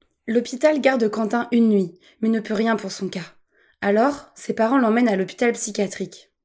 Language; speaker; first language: French; native; French